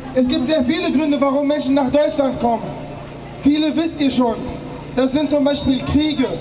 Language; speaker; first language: German; early bilingual, other home language; Arabic